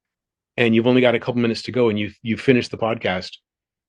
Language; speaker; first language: English; native; English